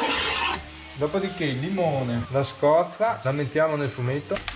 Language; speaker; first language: Italian; native; Italian